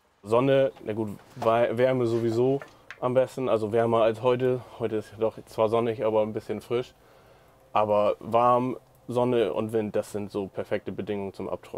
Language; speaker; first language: German; native; German